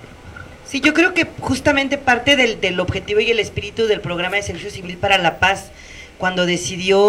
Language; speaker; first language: Spanish; native; Spanish